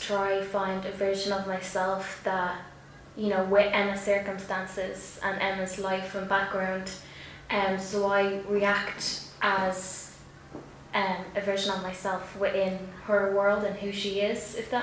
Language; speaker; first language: English; native; English